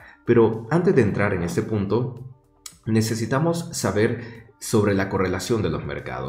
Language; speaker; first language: Spanish; native; Spanish